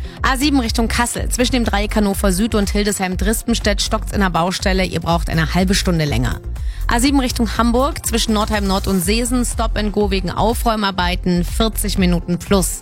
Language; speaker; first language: German; native; German